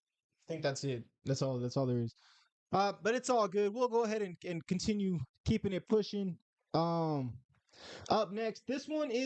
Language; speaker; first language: English; native; English